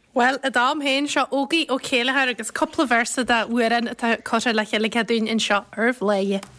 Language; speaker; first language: Irish; native; Irish